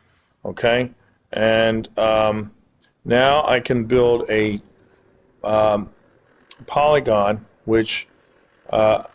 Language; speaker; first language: English; native; English